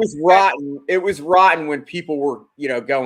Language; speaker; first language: English; native; English